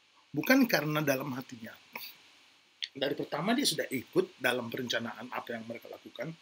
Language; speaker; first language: Indonesian; native; Indonesian